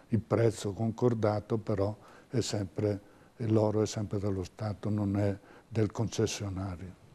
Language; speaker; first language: Italian; native; Italian